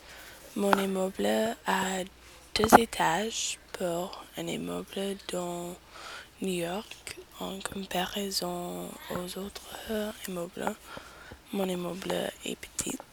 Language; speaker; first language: French; non-native, learner; English